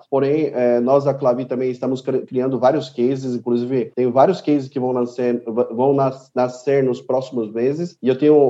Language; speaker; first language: Portuguese; early bilingual, other home language; Korean